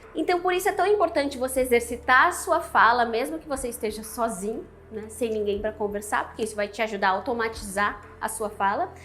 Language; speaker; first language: Portuguese; native; Portuguese